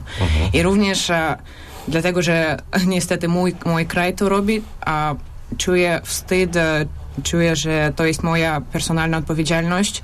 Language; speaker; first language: Polish; non-native, learner; Russian